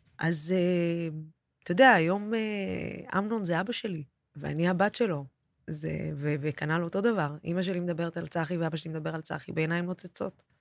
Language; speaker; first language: Hebrew; non-native, local second language; Arabic